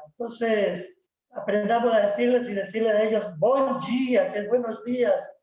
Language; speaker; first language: Spanish; native; Spanish